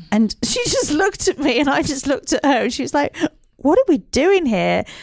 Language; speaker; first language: English; native; English